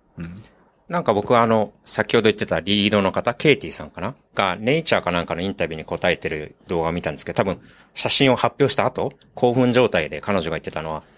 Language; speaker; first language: Japanese; native; Japanese